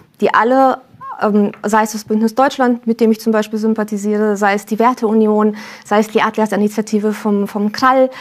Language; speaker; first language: German; early bilingual, other home language; Romanian